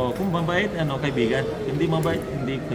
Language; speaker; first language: Filipino; non-native, learner; Malayalam